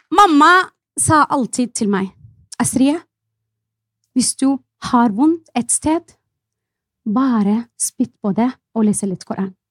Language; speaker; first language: Norwegian; non-native, fluent; Arabic